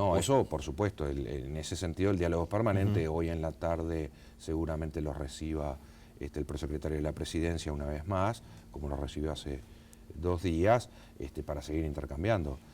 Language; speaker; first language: Spanish; native; Spanish